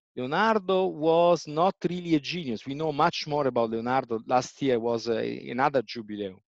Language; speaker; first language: English; non-native, fluent; Italian